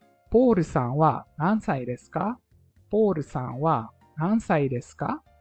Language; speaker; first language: Japanese; non-native, fluent; Filipino